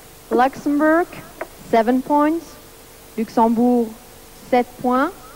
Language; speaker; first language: English; non-native, fluent; Luxembourgish